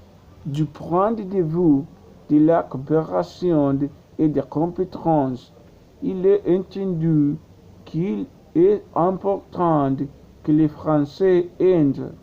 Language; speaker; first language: French; non-native, learner; Spanish